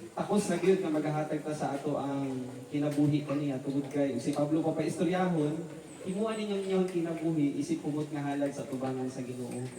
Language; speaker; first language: Cebuano; non-native, local second language; Hiligaynon